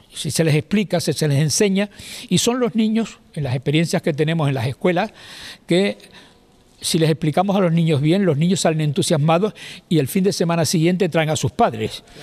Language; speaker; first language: Spanish; native; Spanish